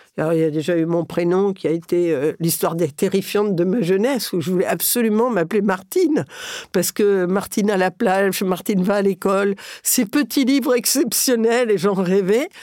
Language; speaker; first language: French; early bilingual, other home language; Catalan